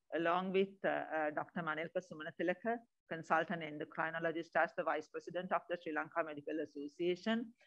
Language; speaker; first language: English; non-native, local second language; Sinhala